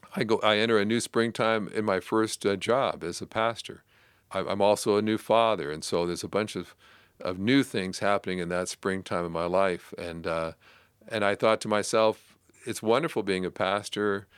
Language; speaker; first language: English; native; English